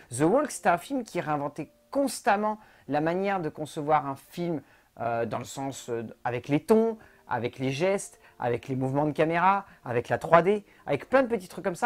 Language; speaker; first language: French; native; French